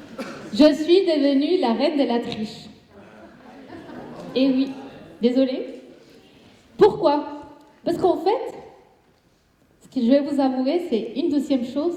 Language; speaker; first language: French; non-native, fluent; Spanish